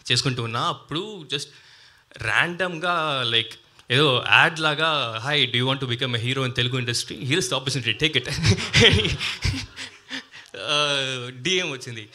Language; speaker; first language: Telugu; non-native, learner; Tamil